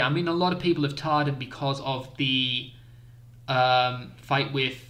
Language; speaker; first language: English; native; English